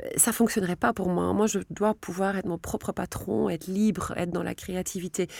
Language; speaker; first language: French; non-native, local second language; Dutch